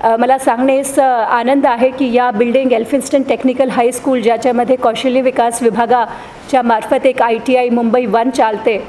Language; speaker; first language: Marathi; non-native, local second language; Hindi